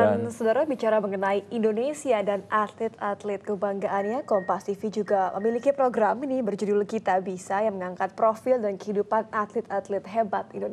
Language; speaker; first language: Indonesian; native; Indonesian